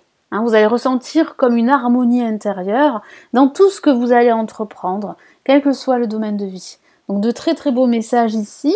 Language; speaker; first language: French; native; French